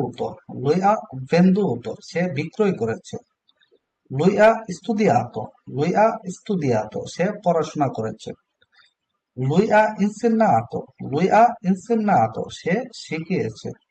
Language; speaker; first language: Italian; non-native, learner; Bangla